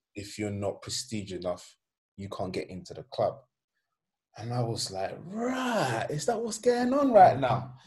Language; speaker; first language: English; non-native, fluent; Swedish